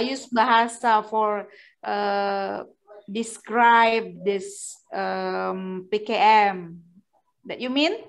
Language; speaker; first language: English; non-native, fluent; Indonesian